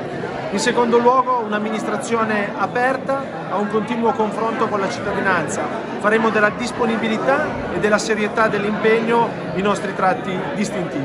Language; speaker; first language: Italian; native; Italian